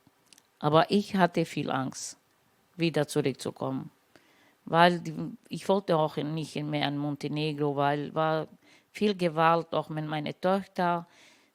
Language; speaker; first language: German; non-native, learner; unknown